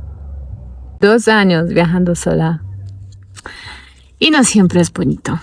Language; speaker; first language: Spanish; non-native, fluent; Polish